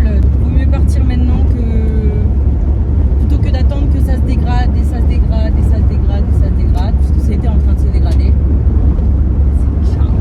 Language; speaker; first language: French; native; French